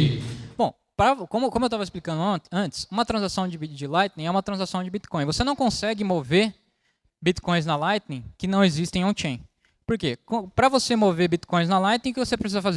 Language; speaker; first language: Portuguese; native; Portuguese